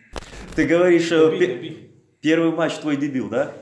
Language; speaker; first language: Russian; native; Russian